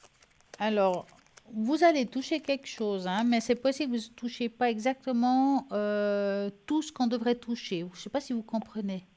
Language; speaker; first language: French; native; French